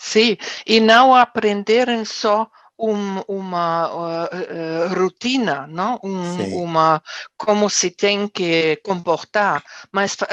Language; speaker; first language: Portuguese; non-native, fluent; German